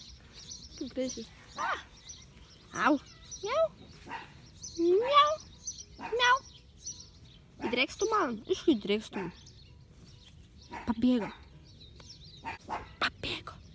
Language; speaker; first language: Lithuanian; native; Lithuanian